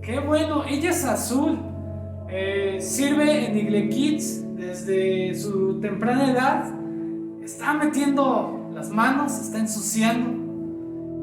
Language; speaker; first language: Spanish; native; Spanish